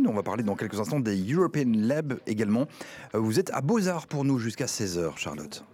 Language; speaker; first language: French; native; French